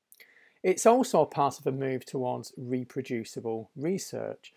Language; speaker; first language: English; native; English